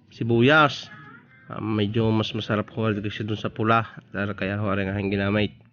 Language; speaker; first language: Filipino; native; Filipino